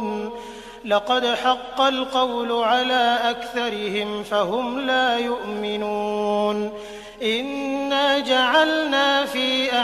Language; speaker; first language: Arabic; native; Arabic